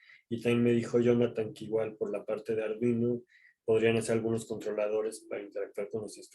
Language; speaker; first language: Spanish; native; Spanish